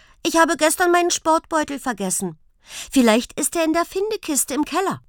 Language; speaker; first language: German; native; German